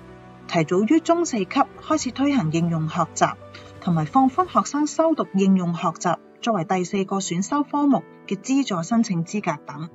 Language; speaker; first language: Chinese; non-native, local second language; Cantonese